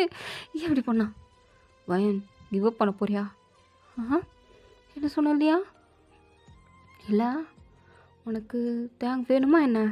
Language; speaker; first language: Tamil; native; Tamil